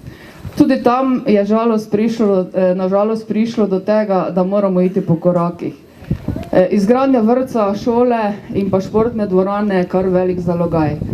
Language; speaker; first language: Slovenian; native; Slovenian